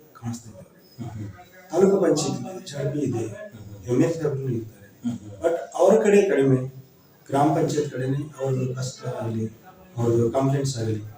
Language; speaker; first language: Kannada; non-native, local second language; Lambadi